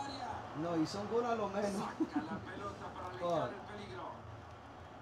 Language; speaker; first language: Spanish; early bilingual, heritage; Spanish